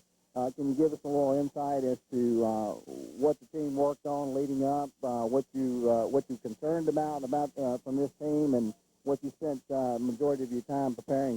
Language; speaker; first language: English; native; English